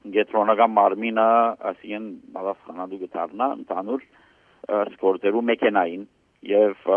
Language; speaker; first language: Armenian; early bilingual, heritage; Armenian